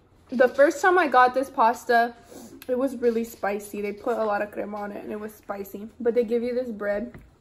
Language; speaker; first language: English; early bilingual, other home language; Spanish